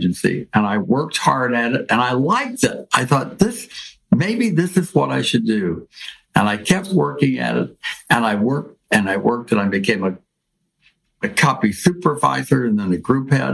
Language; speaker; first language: English; native; English